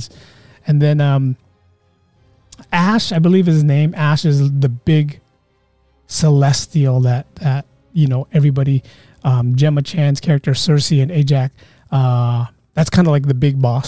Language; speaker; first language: English; native; English